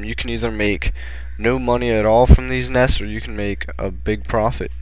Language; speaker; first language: English; native; English